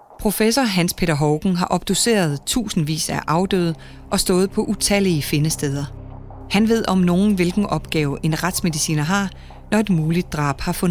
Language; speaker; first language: Danish; native; Danish